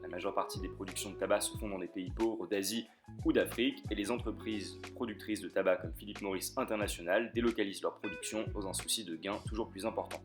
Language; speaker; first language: French; native; French